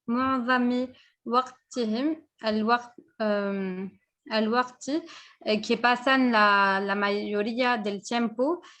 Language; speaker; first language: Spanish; non-native, fluent; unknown